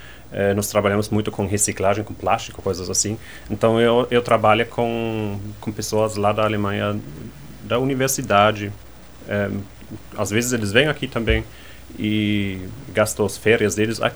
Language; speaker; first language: Portuguese; non-native, fluent; German